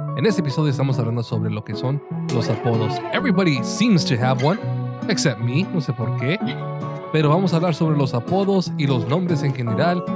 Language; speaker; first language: Spanish; early bilingual, heritage; Spanish